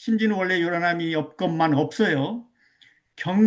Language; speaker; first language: Korean; native; Korean